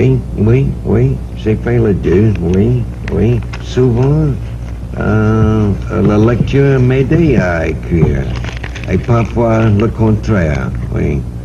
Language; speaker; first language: French; non-native, learner; English